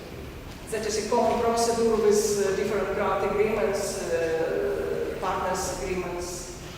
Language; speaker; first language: English; non-native, learner; Ukrainian